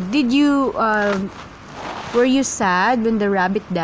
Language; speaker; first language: English; non-native, local second language; Filipino